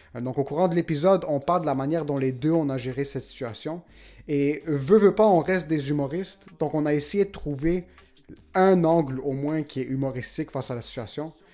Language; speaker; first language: French; native; French